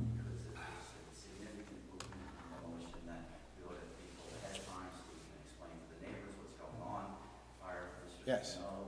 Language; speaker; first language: English; native; English